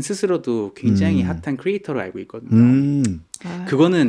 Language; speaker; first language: Korean; native; Korean